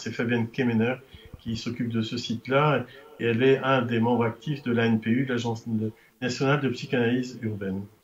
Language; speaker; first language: French; native; French